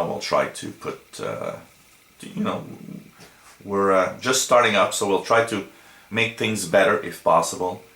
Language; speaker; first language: English; non-native, local second language; French